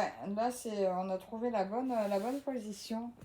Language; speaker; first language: French; native; French